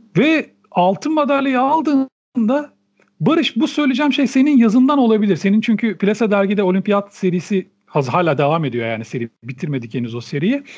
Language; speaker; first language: Turkish; native; Turkish